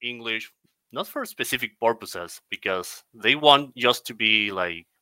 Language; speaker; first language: English; non-native, fluent; Spanish